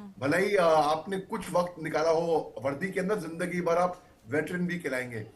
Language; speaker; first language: Hindi; native; Hindi